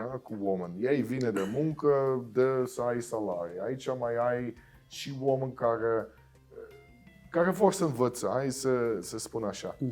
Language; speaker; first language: Romanian; non-native, fluent; Dutch